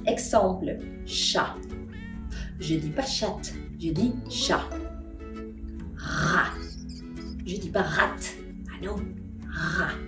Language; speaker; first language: French; non-native, fluent; Spanish